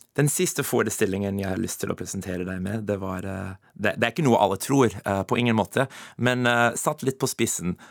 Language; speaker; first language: Norwegian; non-native, fluent; English